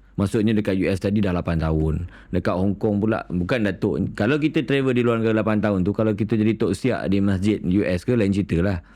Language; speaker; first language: Malay; native; Malay